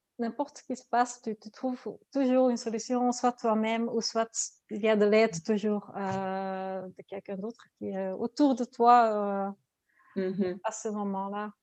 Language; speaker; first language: French; non-native, learner; Dutch